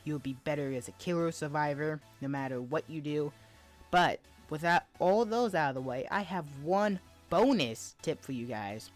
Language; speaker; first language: English; native; English